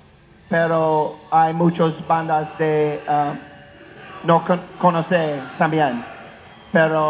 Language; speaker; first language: Spanish; non-native, learner; English